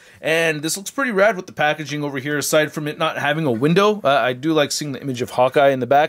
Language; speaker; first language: English; native; English